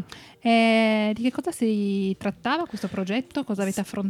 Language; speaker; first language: Italian; native; Italian